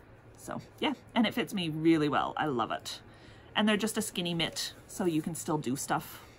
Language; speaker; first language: English; native; English